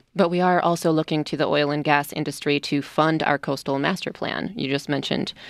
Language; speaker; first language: English; native; English